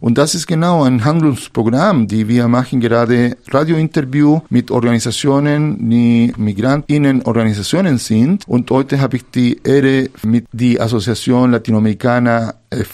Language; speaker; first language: German; non-native, fluent; Spanish